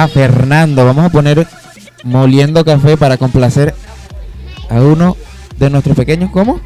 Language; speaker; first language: Spanish; native; Spanish